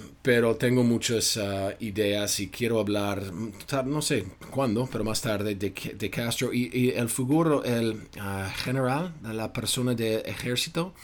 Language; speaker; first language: Spanish; non-native, fluent; English